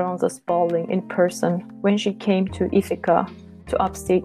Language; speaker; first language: English; non-native, fluent; Turkish